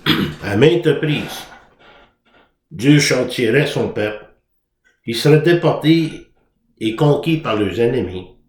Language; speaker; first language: French; native; French